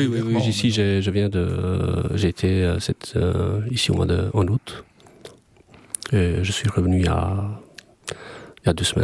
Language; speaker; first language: French; non-native, fluent; Albanian